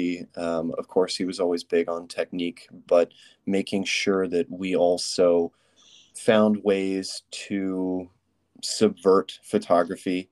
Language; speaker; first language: English; native; English